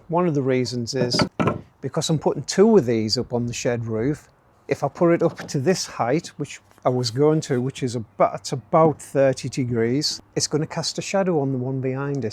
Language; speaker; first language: English; native; English